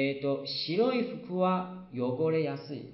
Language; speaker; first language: Japanese; non-native, fluent; Chinese